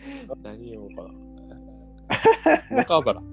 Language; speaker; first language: Arabic; non-native, learner; Japanese